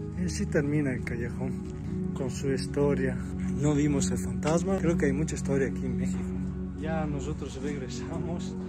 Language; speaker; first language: Spanish; non-native, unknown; Italian